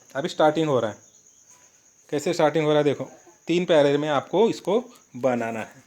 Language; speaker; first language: Hindi; non-native, local second language; Marathi